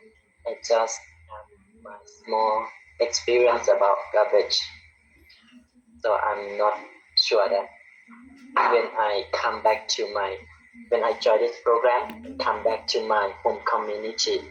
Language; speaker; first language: English; non-native, learner; Khmer